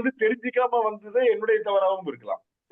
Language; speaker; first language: Tamil; native; Tamil